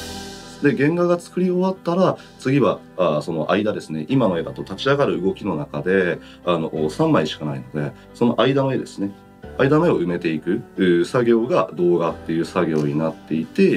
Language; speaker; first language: Japanese; native; Japanese